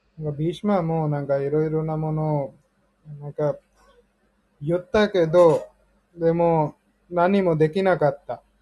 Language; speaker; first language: Japanese; non-native, learner; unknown